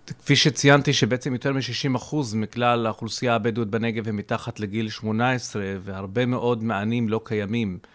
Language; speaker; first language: Hebrew; non-native, local second language; Arabic